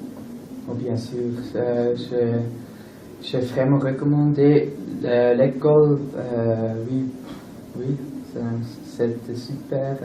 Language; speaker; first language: French; non-native, local second language; German